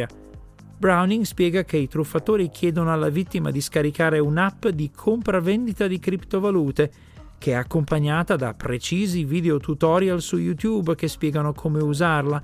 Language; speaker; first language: Italian; native; Italian